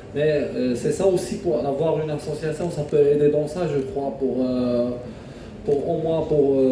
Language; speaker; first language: French; non-native, local second language; Arabic